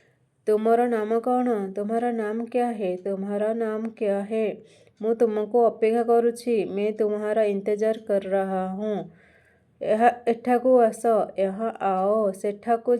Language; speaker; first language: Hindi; non-native, local second language; Odia